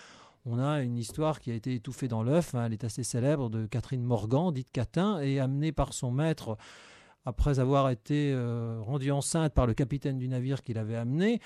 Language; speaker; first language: French; native; French